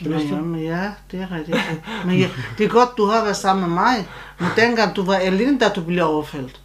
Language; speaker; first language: Danish; non-native, learner; Turkish